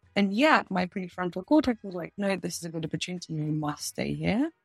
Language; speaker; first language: English; early bilingual, other home language; Russian